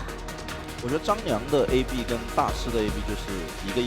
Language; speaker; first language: Chinese; native; Chinese